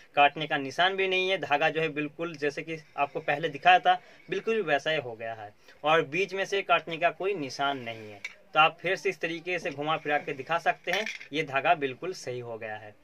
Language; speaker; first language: Hindi; non-native, local second language; Bangla